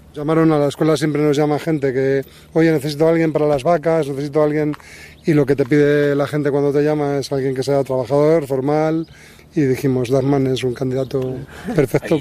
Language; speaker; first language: Spanish; native; Spanish